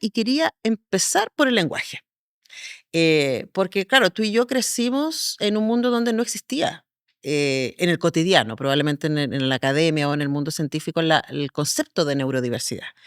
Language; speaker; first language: Spanish; native; Spanish